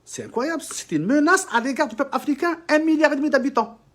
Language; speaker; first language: French; non-native, local second language; Arabic